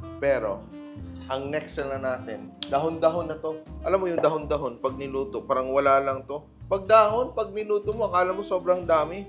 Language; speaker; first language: Filipino; non-native, local second language; Cebuano